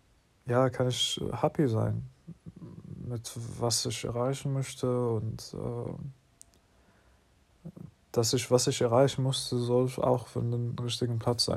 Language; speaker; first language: German; non-native, learner; English